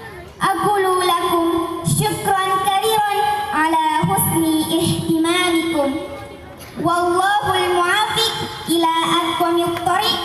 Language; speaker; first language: Arabic; non-native, learner; Indonesian